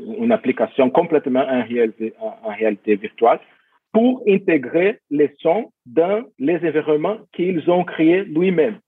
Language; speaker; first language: French; non-native, fluent; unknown